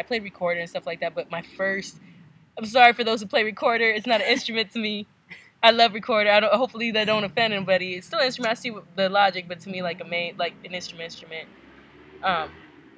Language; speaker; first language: English; native; English